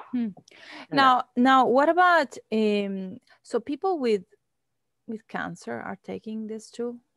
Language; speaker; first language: English; non-native, fluent; Italian